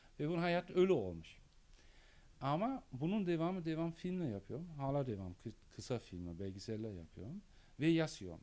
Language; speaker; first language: Turkish; non-native, learner; German